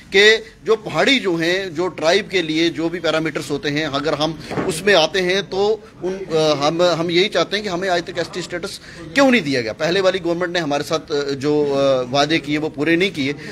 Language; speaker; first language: Hindi; native; Hindi